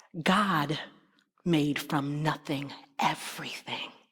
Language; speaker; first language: English; native; English